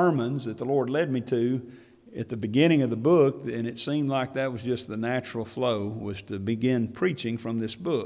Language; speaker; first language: English; native; English